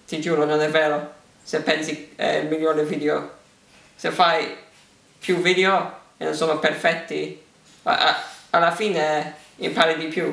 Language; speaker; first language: Italian; early bilingual, heritage; English